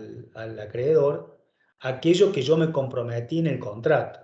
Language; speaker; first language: Spanish; native; Spanish